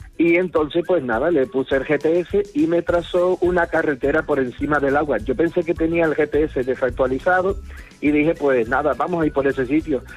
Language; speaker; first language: Spanish; native; Spanish